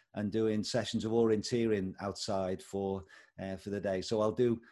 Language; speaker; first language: English; native; English